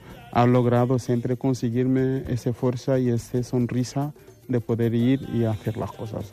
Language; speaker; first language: Spanish; non-native, fluent; Wolof